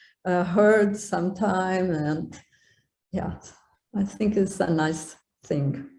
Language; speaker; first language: English; non-native, learner; Portuguese